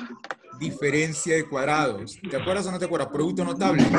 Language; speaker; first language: Spanish; native; Spanish